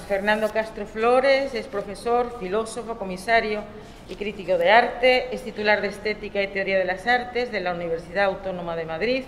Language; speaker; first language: Spanish; native; Spanish